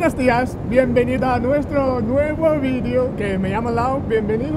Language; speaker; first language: Spanish; non-native, fluent; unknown